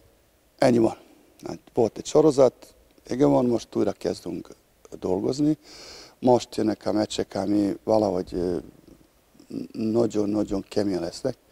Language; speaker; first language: Hungarian; non-native, learner; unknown